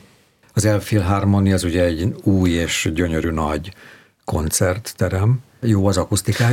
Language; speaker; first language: Hungarian; native; Hungarian